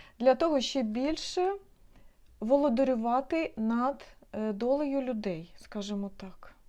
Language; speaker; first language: Ukrainian; non-native, local second language; Russian